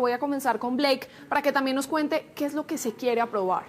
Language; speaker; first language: Spanish; native; Spanish